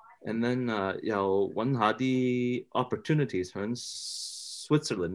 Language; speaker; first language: English; early bilingual, other home language; Chinese